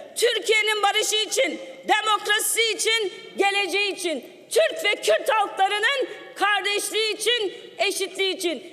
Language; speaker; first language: Turkish; non-native, local second language; Kurdish